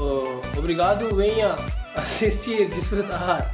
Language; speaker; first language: Portuguese; non-native, learner; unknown